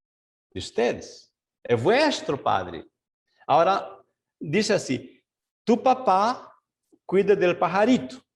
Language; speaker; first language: Spanish; non-native, fluent; Portuguese